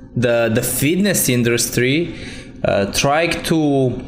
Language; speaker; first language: English; non-native, fluent; Romanian